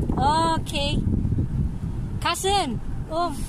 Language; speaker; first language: English; non-native, learner; Thai